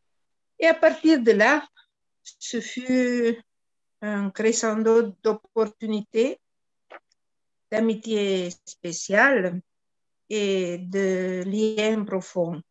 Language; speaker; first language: French; non-native, fluent; Italian